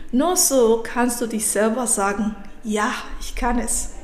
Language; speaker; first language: German; non-native, fluent; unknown